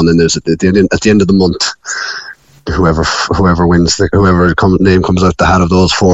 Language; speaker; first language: English; native; English